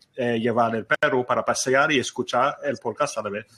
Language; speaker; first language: Spanish; non-native, fluent; English